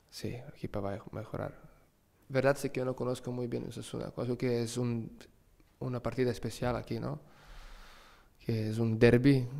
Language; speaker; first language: Spanish; non-native, learner; Serbian